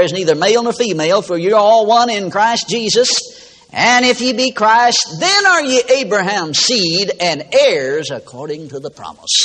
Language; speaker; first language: English; native; English